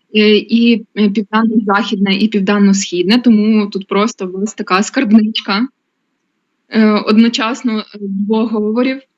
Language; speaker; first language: Ukrainian; native; Ukrainian